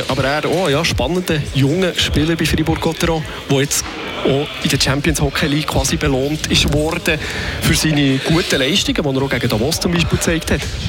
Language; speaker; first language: German; native; German